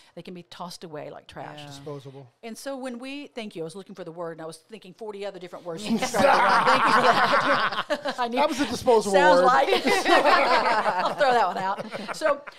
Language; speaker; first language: English; native; English